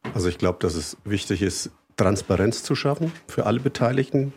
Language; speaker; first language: German; native; German